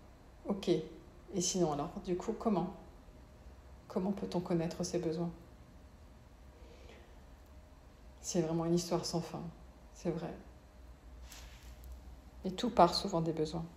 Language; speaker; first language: French; native; French